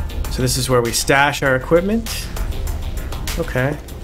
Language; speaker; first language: English; native; English